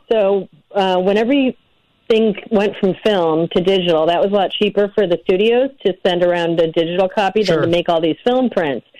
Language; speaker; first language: English; native; English